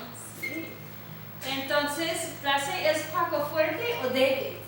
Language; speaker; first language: Spanish; non-native, fluent; English